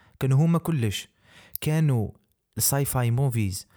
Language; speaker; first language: Arabic; native; Arabic